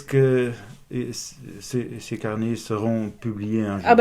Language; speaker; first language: French; non-native, fluent; Portuguese